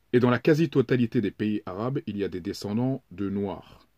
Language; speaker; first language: French; native; French